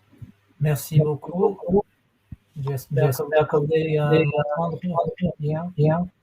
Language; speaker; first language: French; non-native, fluent; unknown